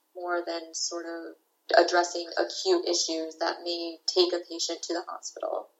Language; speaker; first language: English; native; English